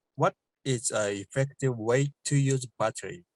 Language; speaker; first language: English; non-native, learner; Japanese